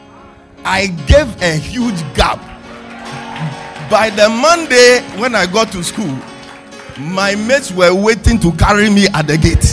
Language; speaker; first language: English; non-native, local second language; Akan